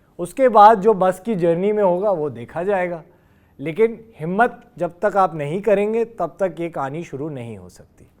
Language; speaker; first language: Urdu; native; Urdu